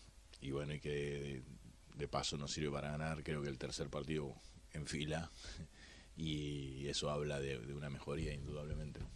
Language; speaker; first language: Spanish; native; Spanish